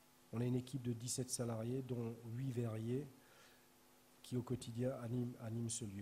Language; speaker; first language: French; native; French